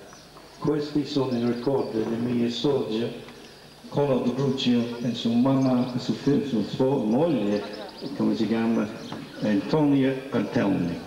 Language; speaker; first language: Italian; early bilingual, heritage; English